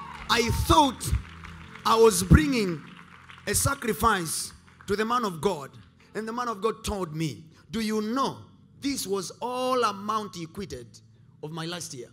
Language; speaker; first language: English; non-native, local second language; Swahili